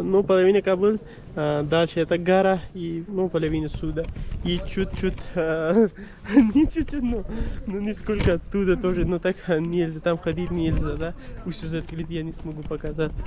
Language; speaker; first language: Russian; non-native, learner; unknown